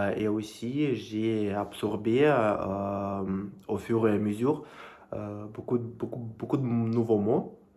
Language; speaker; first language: French; non-native, learner; Serbian